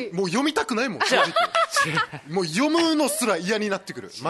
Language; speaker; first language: Japanese; native; Japanese